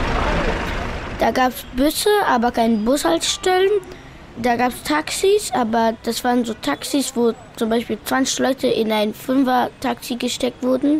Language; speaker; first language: German; early bilingual, other home language; Pashto